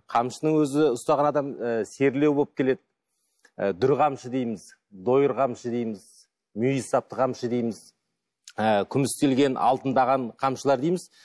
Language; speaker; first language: Kazakh; native; Kazakh